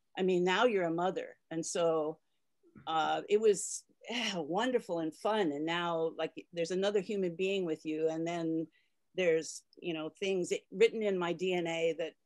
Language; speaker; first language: English; native; English